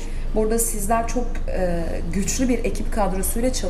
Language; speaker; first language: Turkish; native; Turkish